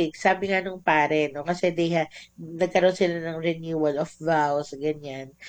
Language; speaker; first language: Filipino; non-native, local second language; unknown